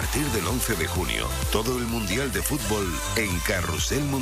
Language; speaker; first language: Spanish; native; Spanish